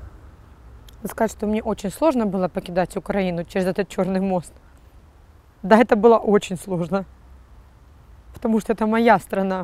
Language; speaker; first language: Ukrainian; non-native, local second language; Russian